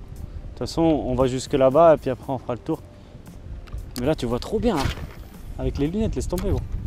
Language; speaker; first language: French; native; French